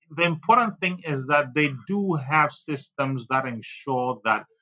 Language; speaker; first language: English; non-native, local second language; Ewe